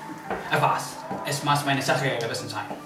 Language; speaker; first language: German; non-native, learner; Spanish